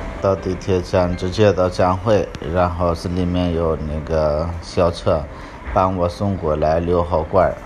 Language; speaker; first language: Chinese; non-native, fluent; Hindi